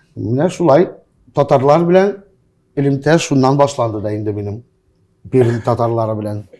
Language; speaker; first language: Tatar; non-native, local second language; Russian